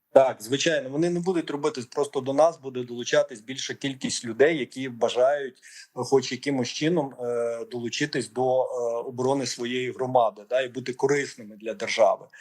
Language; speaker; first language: Ukrainian; native; Ukrainian